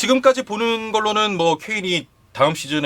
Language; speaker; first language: Korean; native; Korean